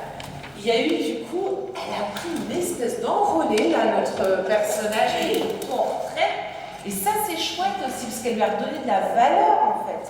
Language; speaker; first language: French; native; French